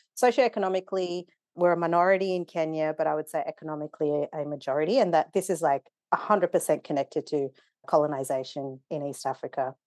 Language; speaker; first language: English; native; English